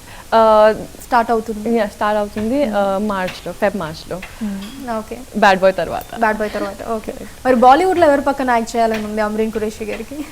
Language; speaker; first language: Telugu; native; Telugu